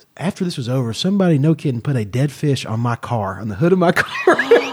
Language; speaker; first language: English; native; English